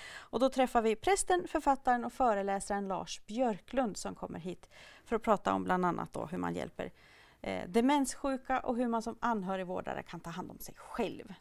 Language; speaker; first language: Swedish; native; Swedish